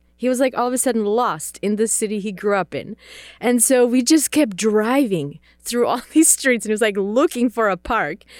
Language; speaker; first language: English; non-native, fluent; Czech